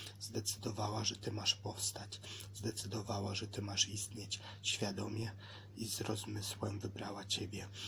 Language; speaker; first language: Polish; native; Polish